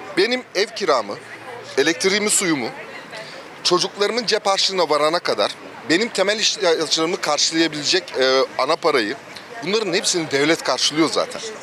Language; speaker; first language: Turkish; native; Turkish